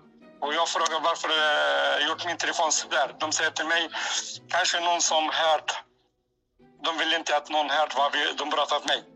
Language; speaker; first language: Swedish; non-native, learner; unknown